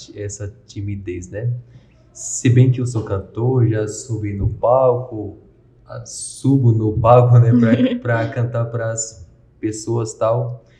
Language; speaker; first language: Portuguese; native; Portuguese